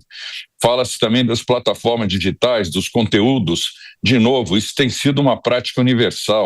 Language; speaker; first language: Portuguese; native; Portuguese